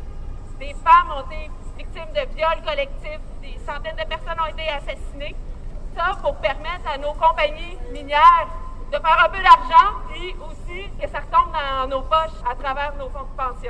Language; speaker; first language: French; native; French